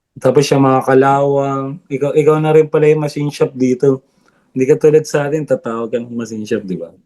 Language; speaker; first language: Filipino; non-native, local second language; Bikol